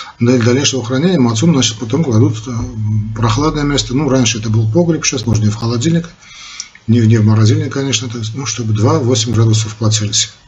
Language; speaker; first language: Russian; non-native, local second language; Armenian